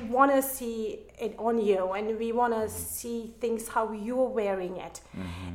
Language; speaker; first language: English; non-native, fluent; German